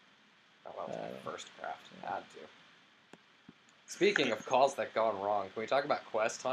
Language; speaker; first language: English; native; English